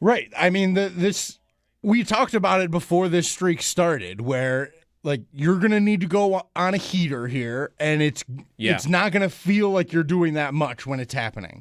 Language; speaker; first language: English; native; English